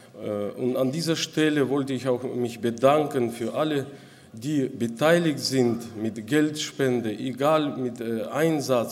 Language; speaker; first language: German; non-native, local second language; Russian